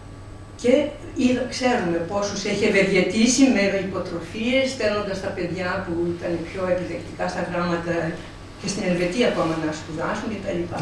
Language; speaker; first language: Greek; native; Greek